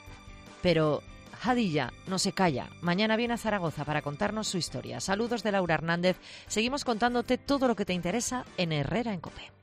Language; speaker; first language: Spanish; native; Spanish